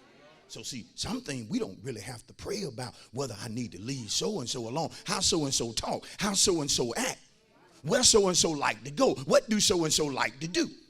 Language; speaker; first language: English; native; English